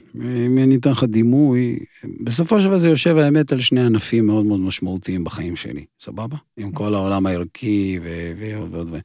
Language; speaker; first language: Hebrew; non-native, fluent; Russian